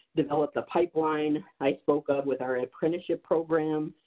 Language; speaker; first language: English; native; English